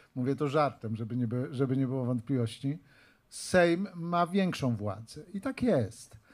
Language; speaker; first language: Polish; native; Polish